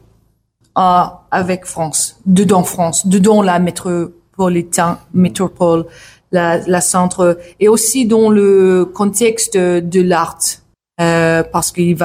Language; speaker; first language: French; non-native, learner; English